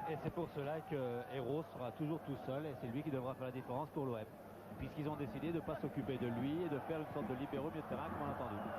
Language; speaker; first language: French; native; French